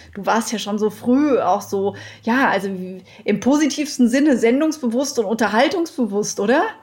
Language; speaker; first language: German; native; German